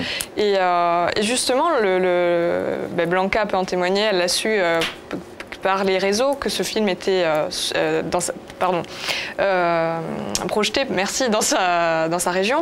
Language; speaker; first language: French; native; French